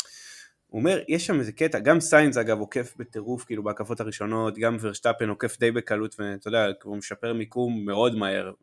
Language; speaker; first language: Hebrew; native; Hebrew